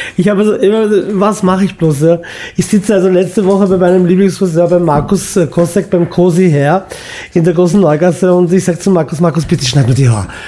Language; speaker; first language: German; early bilingual, other home language; Croatian